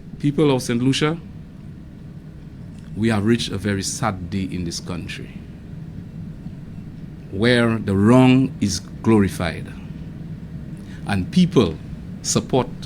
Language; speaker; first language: English; non-native, local second language; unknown